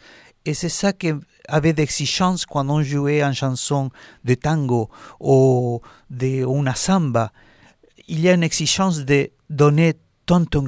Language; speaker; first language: French; non-native, learner; Spanish